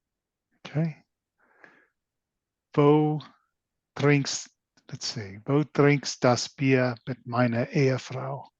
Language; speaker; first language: German; non-native, learner; English